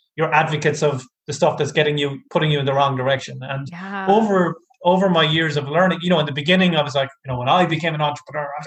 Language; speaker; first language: English; native; English